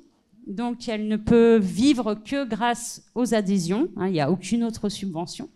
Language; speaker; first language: French; native; French